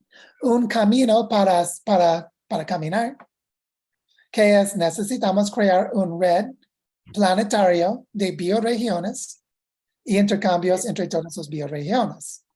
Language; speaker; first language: Spanish; non-native, fluent; English